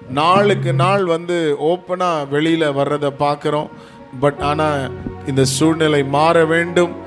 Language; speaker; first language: Tamil; native; Tamil